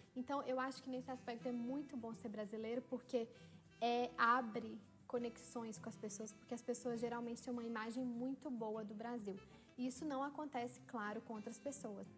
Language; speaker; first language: Portuguese; native; Portuguese